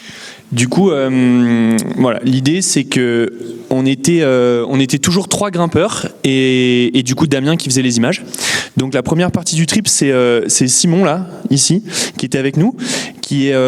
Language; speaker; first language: French; native; French